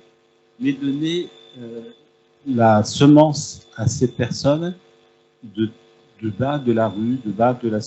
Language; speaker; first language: French; non-native, fluent; Arabic